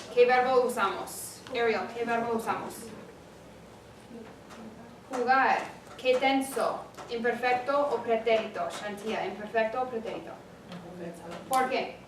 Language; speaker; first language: Spanish; non-native, fluent; English